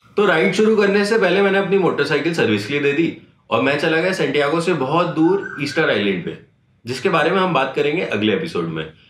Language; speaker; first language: Hindi; native; Hindi